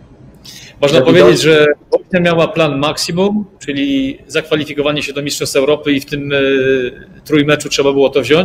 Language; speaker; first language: Polish; native; Polish